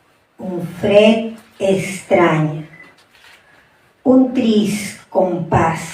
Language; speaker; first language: Catalan; non-native, fluent; Spanish